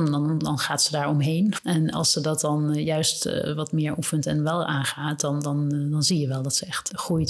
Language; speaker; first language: Dutch; native; Dutch